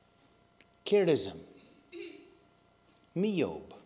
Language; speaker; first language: Hungarian; non-native, learner; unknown